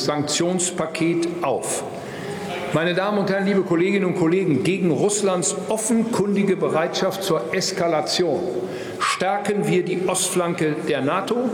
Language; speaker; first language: German; native; German